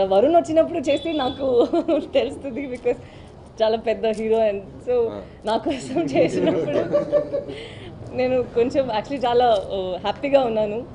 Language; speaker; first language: Telugu; non-native, fluent; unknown